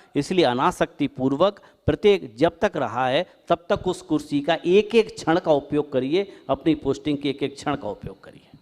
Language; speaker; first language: Hindi; native; Hindi